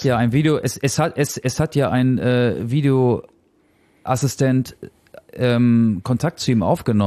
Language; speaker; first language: German; native; German